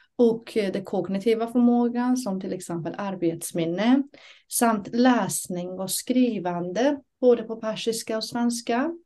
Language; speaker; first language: Swedish; non-native, fluent; Persian